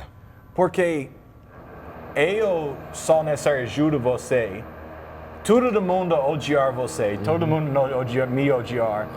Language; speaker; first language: Portuguese; non-native, learner; English